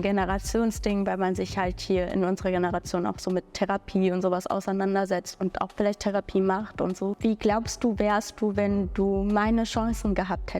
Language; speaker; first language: German; early bilingual, other home language; Bangla